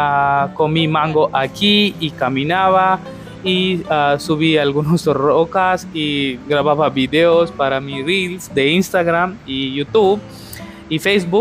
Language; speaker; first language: Spanish; non-native, learner; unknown